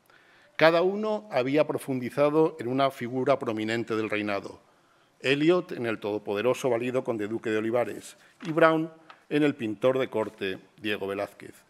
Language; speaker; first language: Spanish; native; Spanish